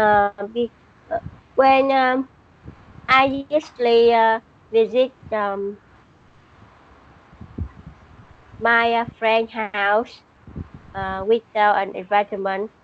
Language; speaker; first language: English; non-native, learner; Vietnamese